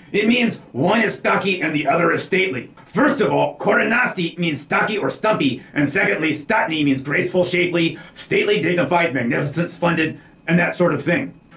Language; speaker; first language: English; native; English